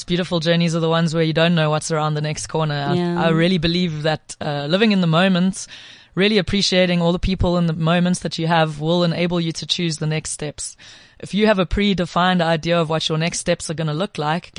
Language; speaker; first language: English; native; English